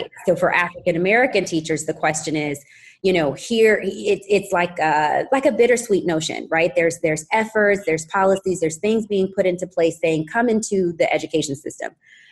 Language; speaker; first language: English; native; English